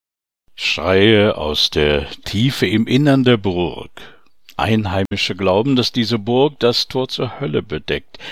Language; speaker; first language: German; native; German